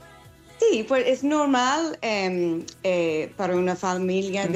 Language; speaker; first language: Spanish; non-native, fluent; English